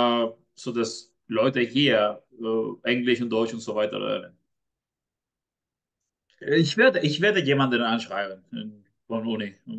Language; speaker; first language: German; non-native, fluent; Spanish